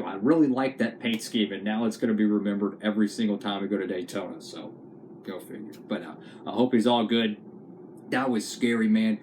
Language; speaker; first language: English; native; English